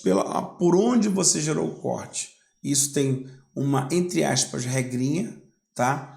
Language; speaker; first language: Portuguese; native; Portuguese